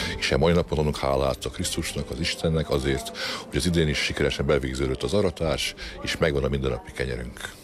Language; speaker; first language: Hungarian; non-native, local second language; Croatian